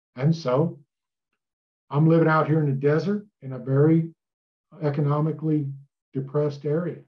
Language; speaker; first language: English; native; English